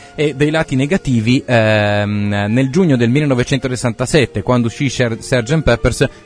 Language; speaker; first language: Italian; native; Italian